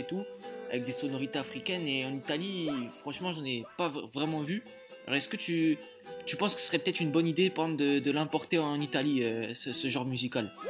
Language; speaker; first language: French; native; French